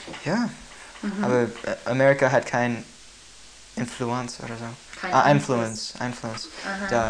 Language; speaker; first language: German; non-native, learner; English